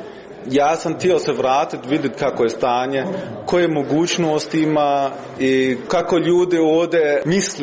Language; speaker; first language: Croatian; early bilingual, heritage; Croatian